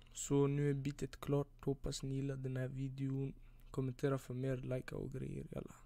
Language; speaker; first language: Swedish; early bilingual, other home language; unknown